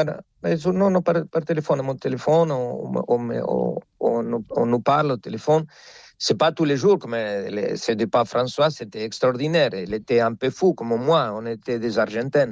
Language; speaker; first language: French; non-native, fluent; Spanish